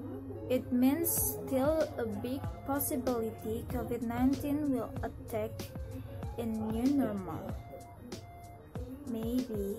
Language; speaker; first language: English; non-native, learner; Indonesian